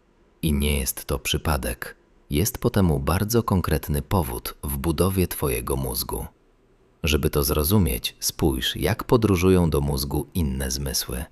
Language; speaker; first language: Polish; native; Polish